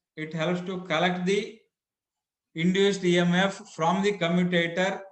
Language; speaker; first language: English; non-native, local second language; Kannada